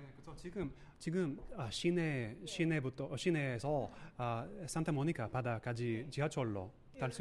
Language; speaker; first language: Korean; non-native, learner; English